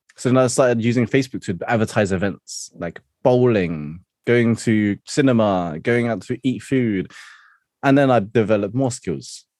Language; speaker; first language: English; non-native, local second language; Cantonese